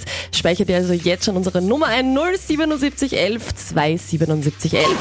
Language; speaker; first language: German; native; German